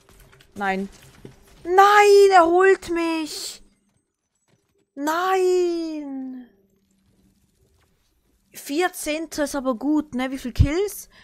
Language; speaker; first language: German; native; German